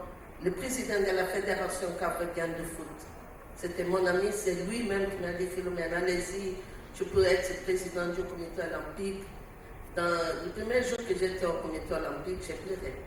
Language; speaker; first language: French; non-native, learner; Portuguese